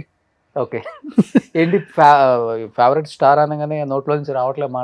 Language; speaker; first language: Telugu; native; Telugu